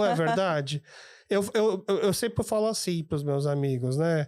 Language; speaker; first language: Portuguese; early bilingual, other home language; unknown